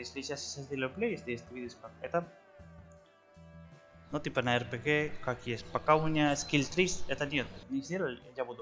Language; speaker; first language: Russian; non-native, learner; Spanish